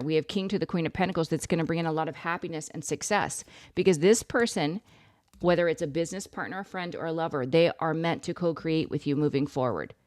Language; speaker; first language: English; native; English